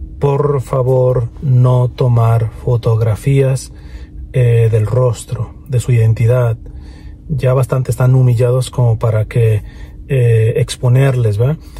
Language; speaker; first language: Spanish; native; Spanish